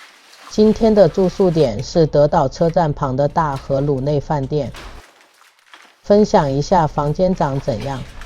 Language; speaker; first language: Chinese; native; Chinese